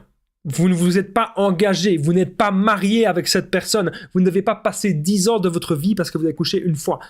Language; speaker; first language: French; native; French